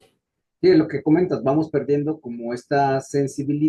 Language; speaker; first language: Spanish; native; Spanish